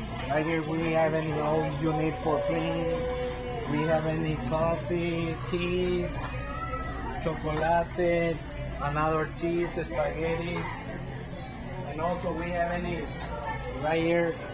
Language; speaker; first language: English; non-native, learner; Spanish